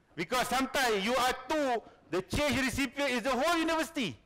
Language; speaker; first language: English; non-native, local second language; Malay